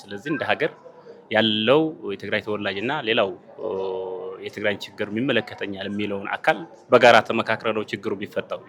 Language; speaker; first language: Amharic; non-native, local second language; Tigrinya